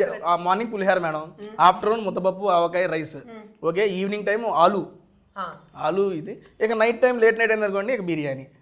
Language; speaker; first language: Telugu; native; Telugu